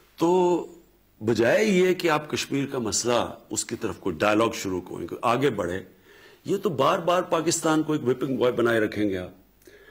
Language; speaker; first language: Urdu; native; Urdu